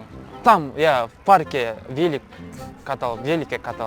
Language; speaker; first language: Russian; non-native, local second language; Kazakh